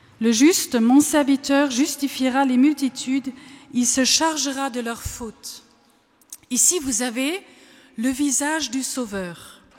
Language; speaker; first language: French; non-native, fluent; German